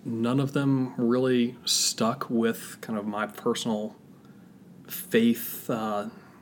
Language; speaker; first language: English; native; English